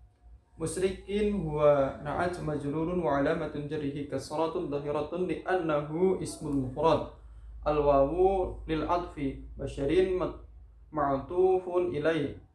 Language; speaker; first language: Arabic; non-native, learner; Indonesian